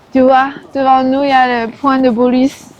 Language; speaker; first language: French; early bilingual, other home language; Chinese